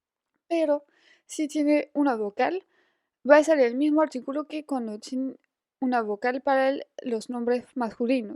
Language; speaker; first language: Spanish; non-native, fluent; French